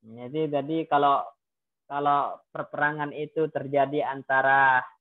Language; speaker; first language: Indonesian; native; Indonesian